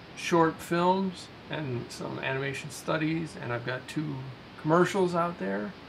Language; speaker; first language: English; native; English